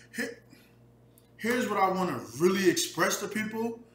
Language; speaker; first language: English; native; English